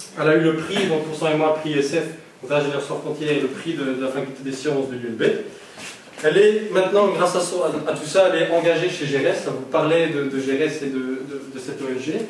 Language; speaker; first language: French; native; French